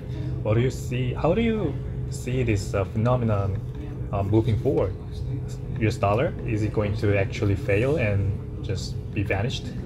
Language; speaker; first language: English; non-native, fluent; Korean